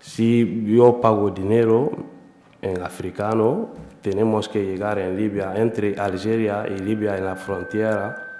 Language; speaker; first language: Spanish; non-native, learner; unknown